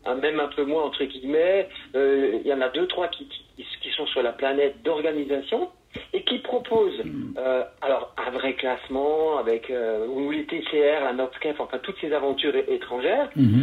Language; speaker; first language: French; native; French